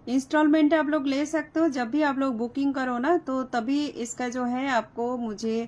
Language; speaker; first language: Hindi; non-native, local second language; Bangla